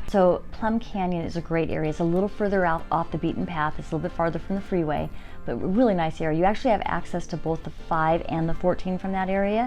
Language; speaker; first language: English; native; English